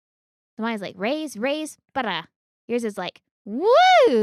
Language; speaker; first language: English; native; English